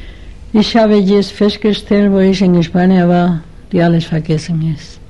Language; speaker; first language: German; non-native, fluent; Spanish